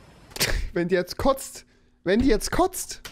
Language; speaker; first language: German; native; German